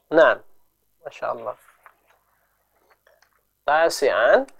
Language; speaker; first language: Arabic; non-native, fluent; Indonesian